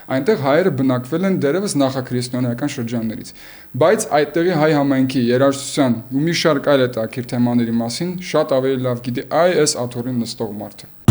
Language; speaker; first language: Armenian; early bilingual, heritage; Armenian